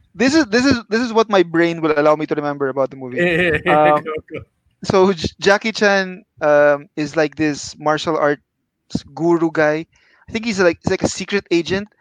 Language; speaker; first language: English; non-native, local second language; Filipino